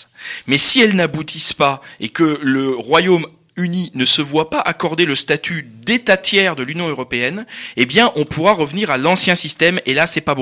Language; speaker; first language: French; native; French